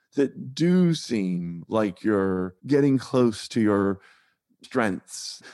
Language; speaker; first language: English; native; English